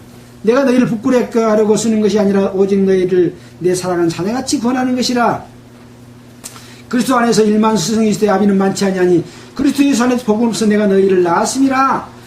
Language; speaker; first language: Korean; native; Korean